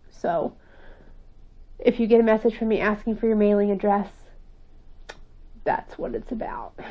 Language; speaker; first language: English; native; English